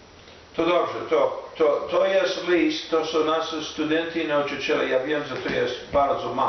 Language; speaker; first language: Polish; non-native, learner; English